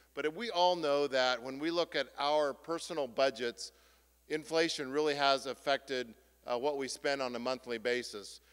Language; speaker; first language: English; native; English